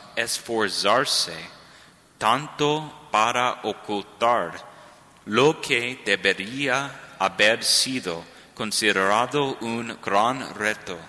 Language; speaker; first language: Spanish; non-native, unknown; English